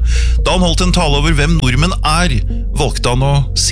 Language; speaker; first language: Norwegian; native; Norwegian